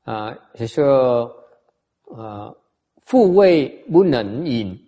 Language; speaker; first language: Chinese; non-native, fluent; Vietnamese